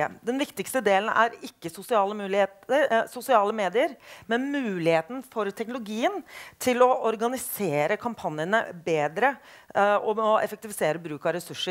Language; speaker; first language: Norwegian; native; Norwegian